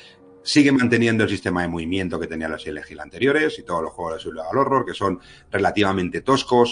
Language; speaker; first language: Spanish; native; Spanish